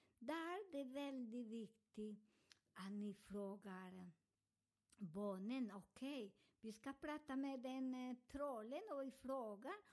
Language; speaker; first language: Swedish; non-native, learner; Spanish